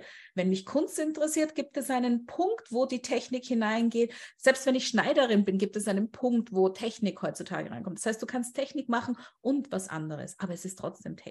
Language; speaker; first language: German; native; German